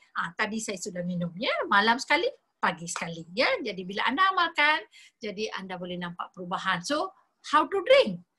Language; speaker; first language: Malay; non-native, local second language; Tamil